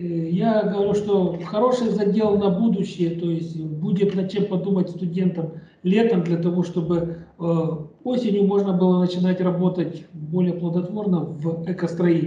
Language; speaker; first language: Russian; native; Russian